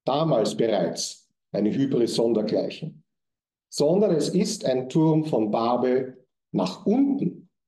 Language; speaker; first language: German; native; German